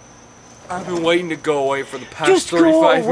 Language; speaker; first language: English; native; English